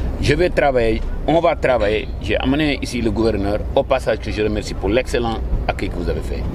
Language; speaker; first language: French; non-native, local second language; Wolof